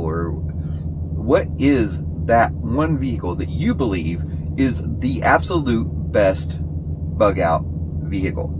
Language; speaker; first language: English; native; English